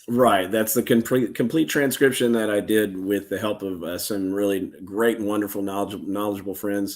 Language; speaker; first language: English; native; English